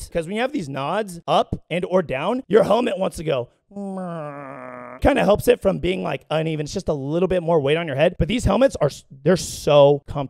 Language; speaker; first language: English; native; English